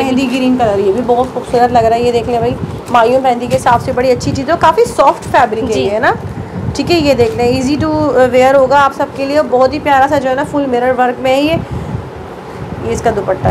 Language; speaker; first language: Urdu; native; Urdu